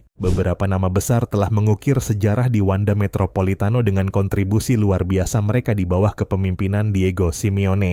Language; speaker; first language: Indonesian; native; Indonesian